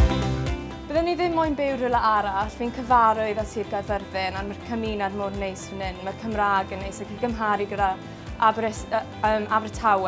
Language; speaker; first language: Welsh; native; Welsh